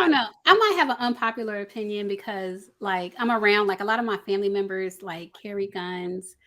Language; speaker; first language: English; native; English